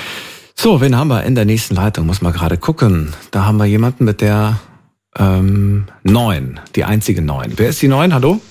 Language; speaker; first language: German; native; German